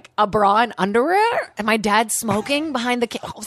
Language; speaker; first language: English; non-native, fluent; Portuguese